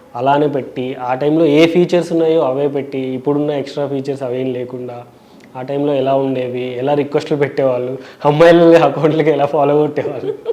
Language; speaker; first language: Telugu; native; Telugu